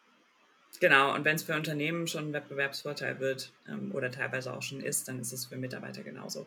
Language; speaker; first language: German; native; German